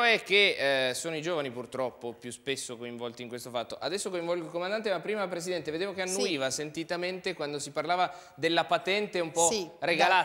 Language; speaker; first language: Italian; native; Italian